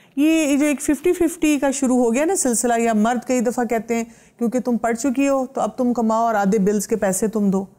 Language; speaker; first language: Urdu; native; Urdu